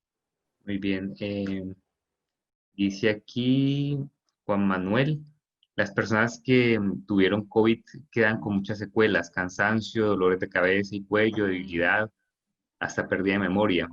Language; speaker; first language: Spanish; native; Spanish